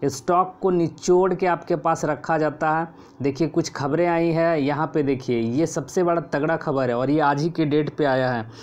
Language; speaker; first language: Hindi; native; Hindi